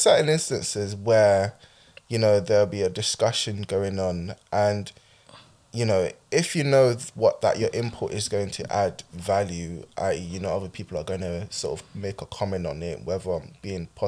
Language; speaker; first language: English; native; English